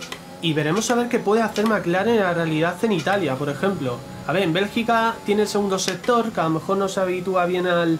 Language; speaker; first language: Spanish; native; Spanish